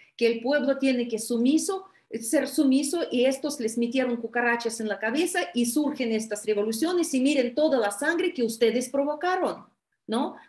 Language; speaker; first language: Spanish; non-native, fluent; Russian